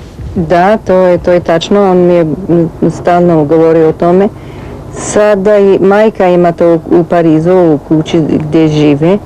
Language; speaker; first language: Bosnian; early bilingual, heritage; Bosnian